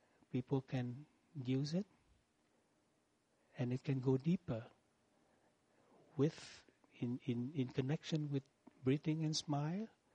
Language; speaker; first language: English; non-native, fluent; Vietnamese